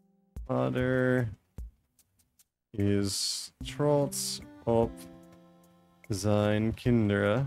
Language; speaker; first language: Dutch; non-native, learner; English